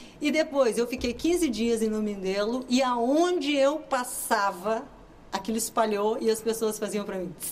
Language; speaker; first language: Portuguese; native; Portuguese